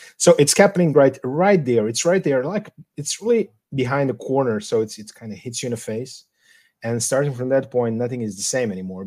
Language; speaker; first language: English; non-native, fluent; Serbian